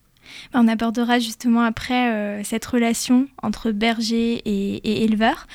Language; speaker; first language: French; native; French